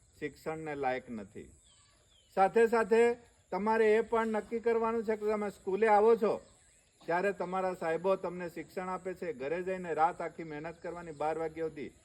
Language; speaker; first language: Gujarati; native; Gujarati